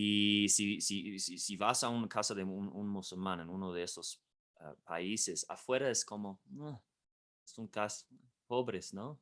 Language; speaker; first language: Spanish; non-native, fluent; English